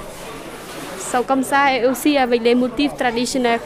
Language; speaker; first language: French; non-native, learner; Khmer